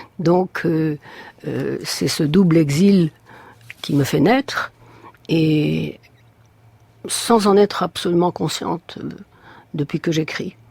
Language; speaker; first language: French; native; French